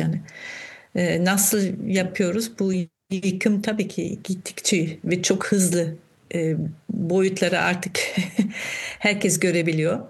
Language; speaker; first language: Turkish; non-native, fluent; German